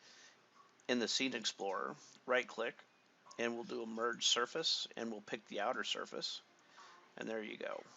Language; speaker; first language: English; native; English